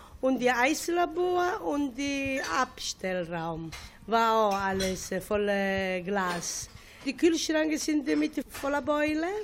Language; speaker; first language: German; non-native, learner; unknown